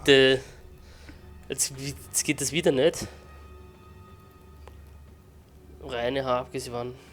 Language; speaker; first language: German; native; German